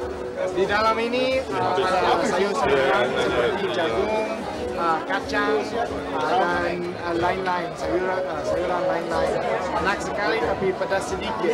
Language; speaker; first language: Indonesian; non-native, learner; English